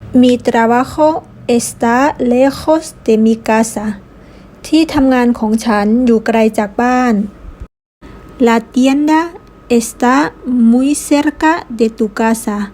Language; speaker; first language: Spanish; non-native, fluent; Thai